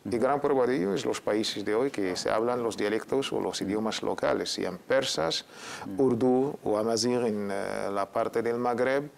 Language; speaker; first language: Spanish; native; Spanish